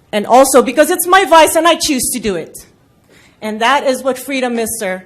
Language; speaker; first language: English; non-native, local second language; Filipino